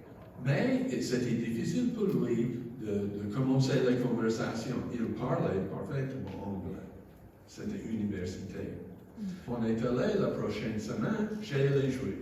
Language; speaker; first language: French; non-native, fluent; English